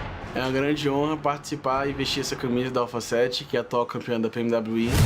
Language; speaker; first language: Portuguese; native; Portuguese